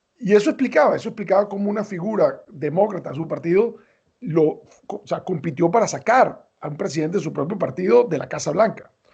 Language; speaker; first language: Spanish; native; Spanish